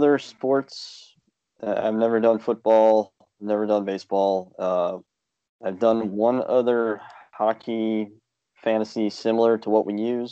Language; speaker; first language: English; native; English